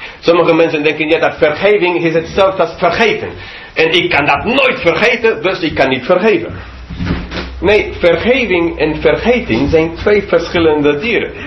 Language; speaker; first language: Dutch; non-native, fluent; English